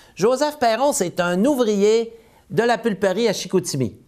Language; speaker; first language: French; native; French